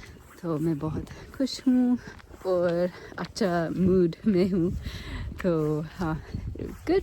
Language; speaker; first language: Hindi; non-native, learner; English